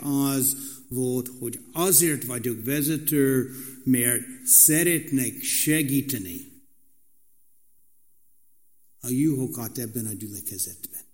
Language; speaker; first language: Hungarian; non-native, fluent; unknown